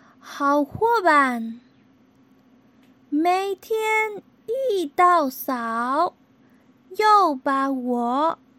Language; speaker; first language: Chinese; non-native, learner; Spanish